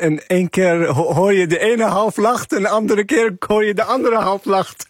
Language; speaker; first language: Dutch; non-native, fluent; Arabic